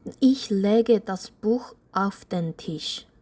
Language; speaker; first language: German; non-native, fluent; Korean